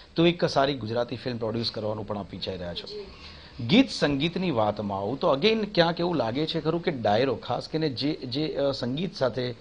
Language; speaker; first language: Gujarati; native; Gujarati